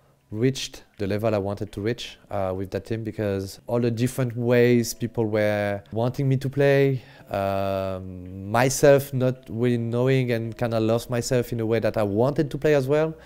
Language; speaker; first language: English; non-native, fluent; French